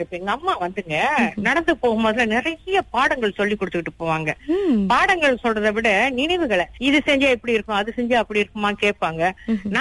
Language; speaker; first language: Tamil; early bilingual, heritage; Tamil